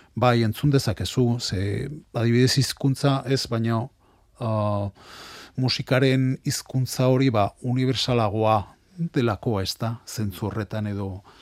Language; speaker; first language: Basque; non-native, local second language; Spanish